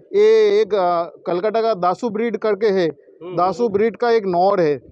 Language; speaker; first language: Hindi; non-native, local second language; Bangla